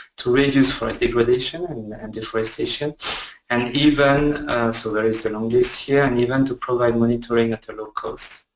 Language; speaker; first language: English; non-native, fluent; French